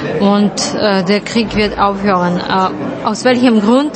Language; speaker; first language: German; non-native, fluent; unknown